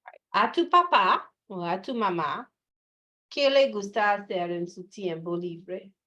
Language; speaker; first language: Spanish; non-native, fluent; English